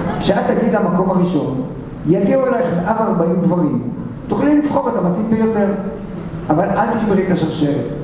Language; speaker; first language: Hebrew; native; Hebrew